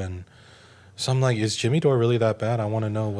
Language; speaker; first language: English; native; English